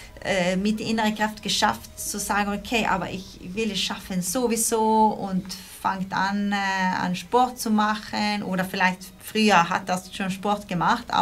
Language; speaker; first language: German; non-native, local second language; Italian